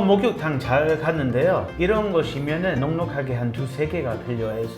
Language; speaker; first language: Korean; non-native, fluent; English